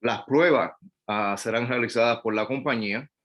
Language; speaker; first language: Spanish; non-native, fluent; English